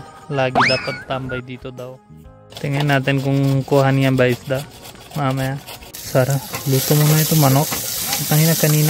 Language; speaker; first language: Filipino; non-native, learner; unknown